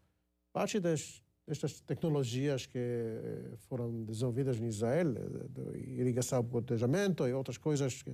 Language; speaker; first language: Portuguese; non-native, fluent; Hebrew